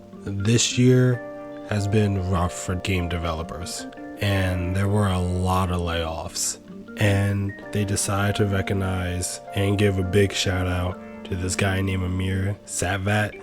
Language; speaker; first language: English; native; English